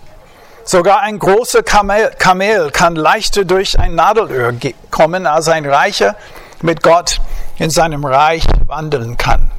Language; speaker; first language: German; non-native, fluent; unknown